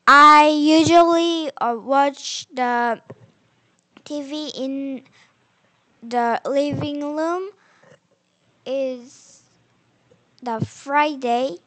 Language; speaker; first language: English; non-native, learner; Korean